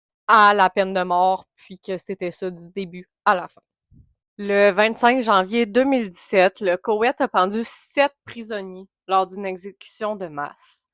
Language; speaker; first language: French; native; French